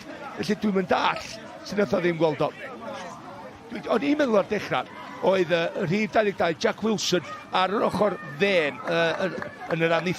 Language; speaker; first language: Welsh; native; Welsh